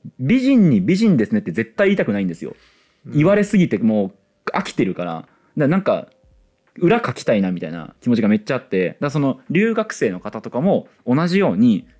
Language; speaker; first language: Japanese; native; Japanese